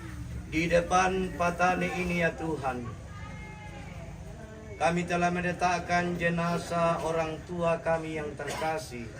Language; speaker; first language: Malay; non-native, local second language; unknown